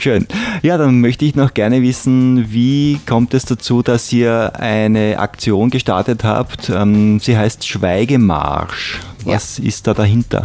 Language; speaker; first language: German; native; German